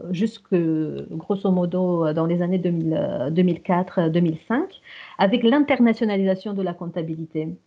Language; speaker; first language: French; non-native, fluent; Romanian